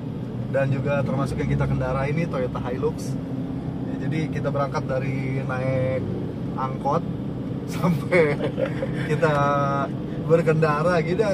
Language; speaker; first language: Indonesian; native; Indonesian